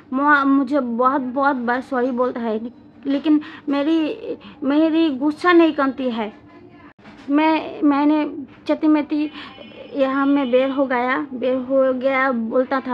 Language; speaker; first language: Hindi; non-native, learner; Bangla